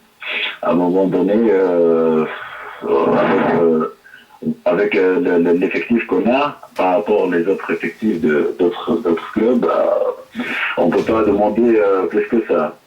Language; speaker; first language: French; non-native, local second language; Arabic